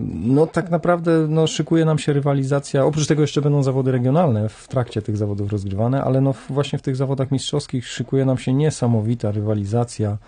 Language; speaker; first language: Polish; native; Polish